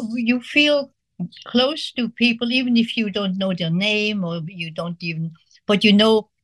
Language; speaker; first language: English; non-native, fluent; Swiss German